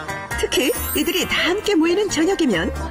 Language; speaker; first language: Korean; native; Korean